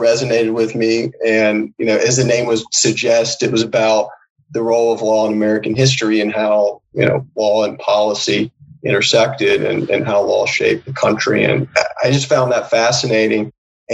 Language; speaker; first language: English; native; English